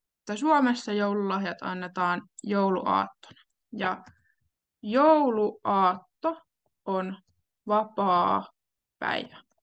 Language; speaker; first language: Finnish; native; Finnish